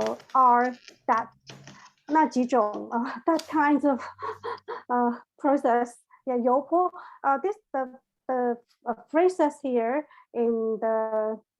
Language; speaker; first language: English; non-native, learner; Chinese